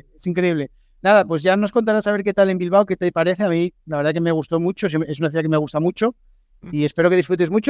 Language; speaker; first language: Spanish; native; Spanish